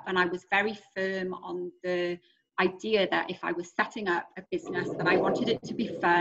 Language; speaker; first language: English; native; English